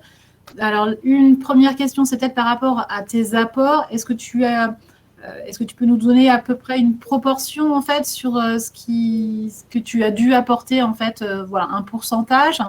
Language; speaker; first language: French; native; French